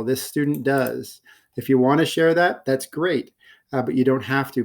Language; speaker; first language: English; native; English